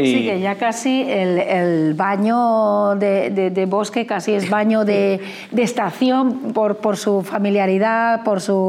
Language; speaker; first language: Spanish; native; Spanish